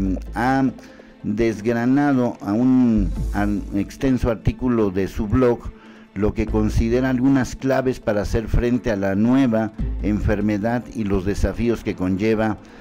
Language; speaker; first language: Spanish; native; Spanish